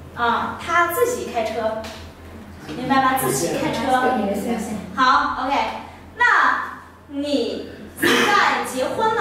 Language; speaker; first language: Chinese; non-native, fluent; Vietnamese